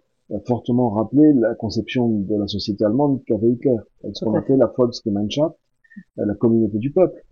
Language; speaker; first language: French; native; French